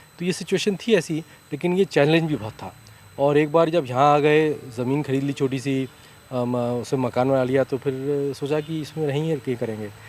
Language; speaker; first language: Hindi; native; Hindi